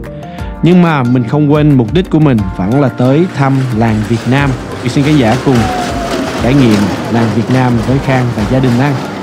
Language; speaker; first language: Vietnamese; early bilingual, heritage; Vietnamese